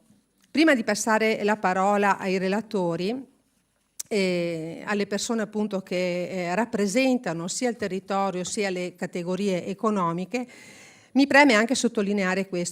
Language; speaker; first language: Italian; native; Italian